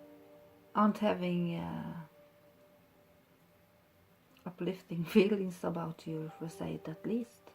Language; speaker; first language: English; non-native, fluent; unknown